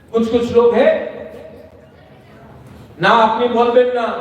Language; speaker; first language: Hindi; non-native, local second language; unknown